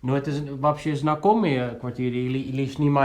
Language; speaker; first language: Russian; non-native, fluent; Dutch